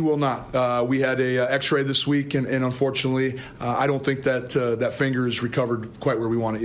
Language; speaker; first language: English; native; English